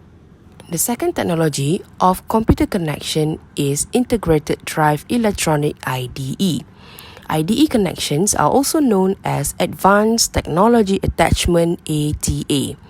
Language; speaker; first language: English; non-native, local second language; Malay